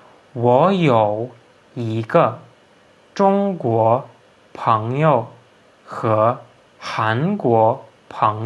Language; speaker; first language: Chinese; non-native, fluent; Turkmen